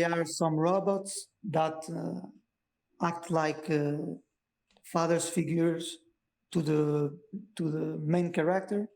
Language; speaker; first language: English; non-native, learner; Portuguese